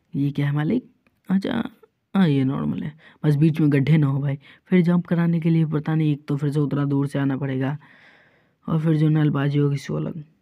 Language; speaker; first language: Hindi; native; Hindi